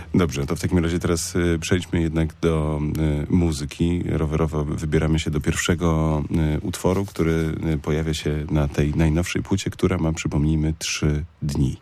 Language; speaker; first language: Polish; native; Polish